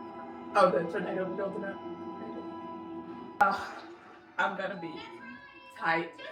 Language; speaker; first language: English; native; English